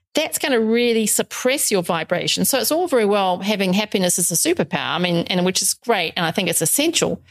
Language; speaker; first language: English; native; English